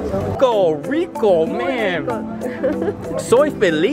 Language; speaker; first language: Spanish; non-native, learner; English